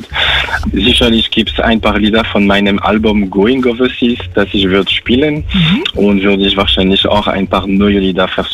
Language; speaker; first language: German; non-native, fluent; French